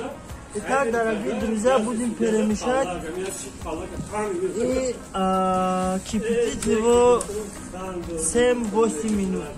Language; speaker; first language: Russian; non-native, local second language; Tajik